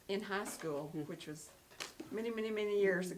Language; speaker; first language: English; native; English